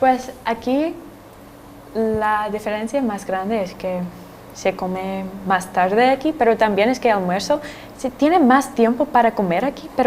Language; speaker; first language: Spanish; non-native, fluent; English